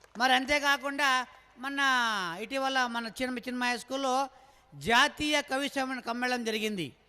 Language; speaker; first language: Telugu; non-native, local second language; Kannada